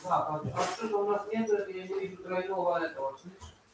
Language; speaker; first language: Russian; native; Russian